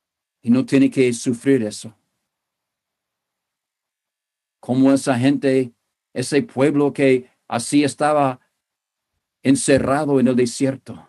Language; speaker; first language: Spanish; non-native, fluent; English